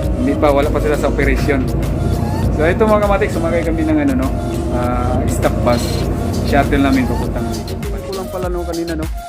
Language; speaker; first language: Filipino; non-native, local second language; Cebuano